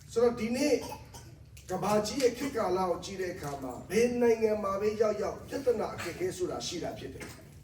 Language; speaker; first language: Burmese; native; Burmese